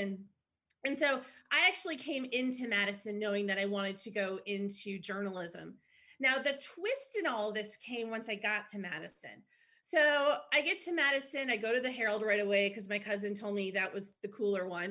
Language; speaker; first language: English; native; English